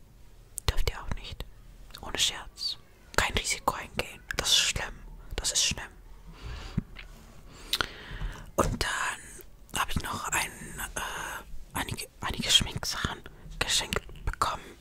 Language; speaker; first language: German; non-native, fluent; Estonian